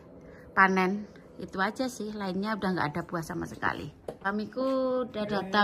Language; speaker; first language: Indonesian; native; Indonesian